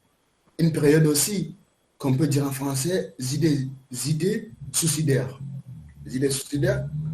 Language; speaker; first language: French; non-native, learner; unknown